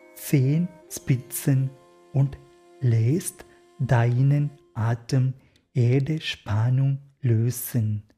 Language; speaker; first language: German; non-native, learner; Malayalam